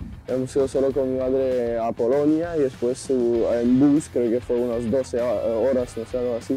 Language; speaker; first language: Spanish; non-native, fluent; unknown